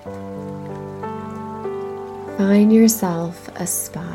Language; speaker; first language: English; native; English